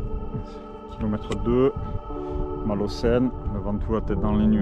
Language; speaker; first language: French; native; French